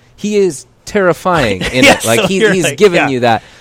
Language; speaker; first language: English; native; English